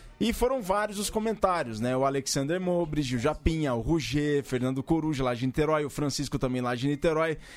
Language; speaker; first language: Portuguese; native; Portuguese